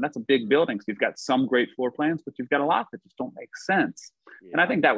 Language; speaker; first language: English; native; English